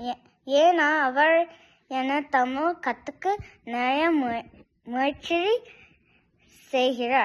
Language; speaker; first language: Tamil; early bilingual, heritage; Tamil